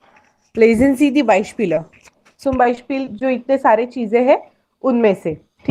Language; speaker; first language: German; non-native, fluent; Hindi